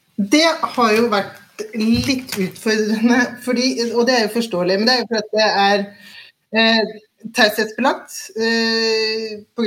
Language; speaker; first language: Norwegian; native; Norwegian